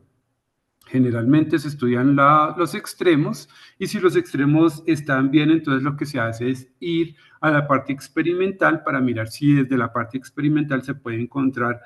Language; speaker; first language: Spanish; native; Spanish